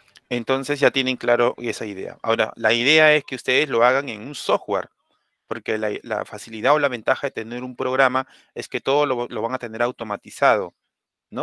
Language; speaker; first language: Spanish; native; Spanish